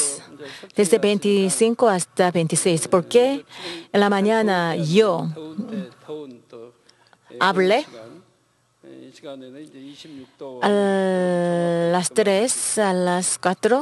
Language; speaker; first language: Spanish; non-native, learner; Korean